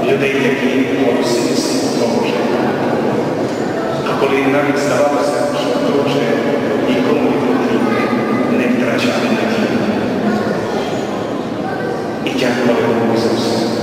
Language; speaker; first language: Ukrainian; non-native, local second language; Rusyn